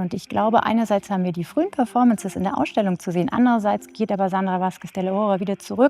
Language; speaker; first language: German; non-native, learner; Spanish